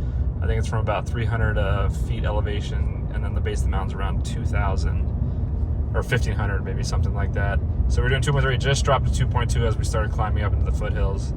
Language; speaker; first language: English; native; English